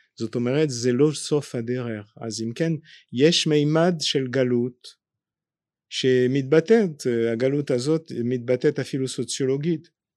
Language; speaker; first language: Hebrew; non-native, fluent; French